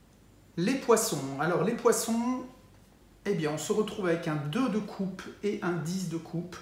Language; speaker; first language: French; native; French